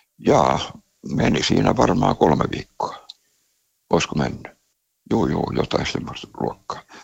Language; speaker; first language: Finnish; native; Finnish